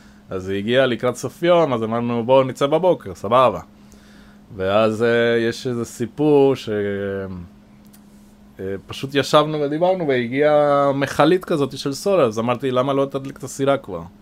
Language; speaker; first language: Hebrew; non-native, fluent; Spanish